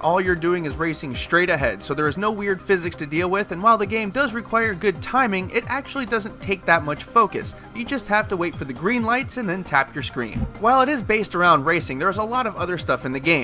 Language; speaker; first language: English; native; English